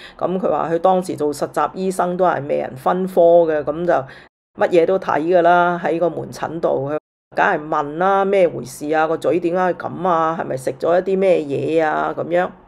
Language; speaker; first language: Cantonese; native; Cantonese